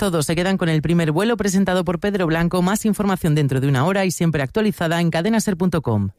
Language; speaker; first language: Spanish; native; Spanish